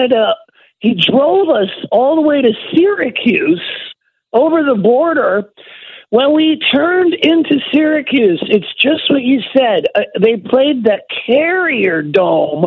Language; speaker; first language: English; native; English